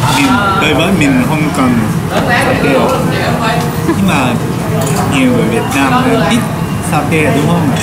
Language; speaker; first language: Vietnamese; non-native, learner; Japanese